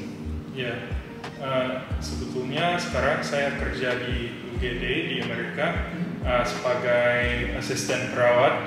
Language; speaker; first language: Indonesian; early bilingual, heritage; English